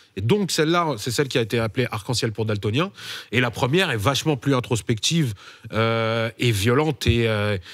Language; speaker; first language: French; native; French